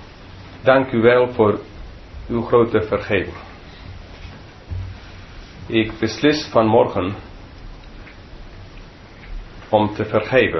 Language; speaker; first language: Dutch; non-native, fluent; English